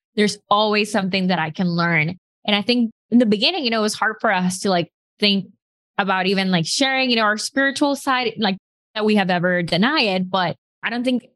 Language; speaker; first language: English; non-native, fluent; Spanish